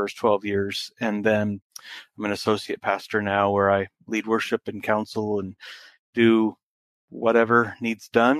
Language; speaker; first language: English; native; English